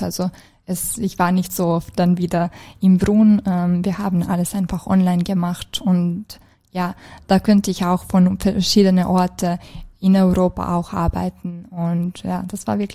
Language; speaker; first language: German; non-native, fluent; Serbian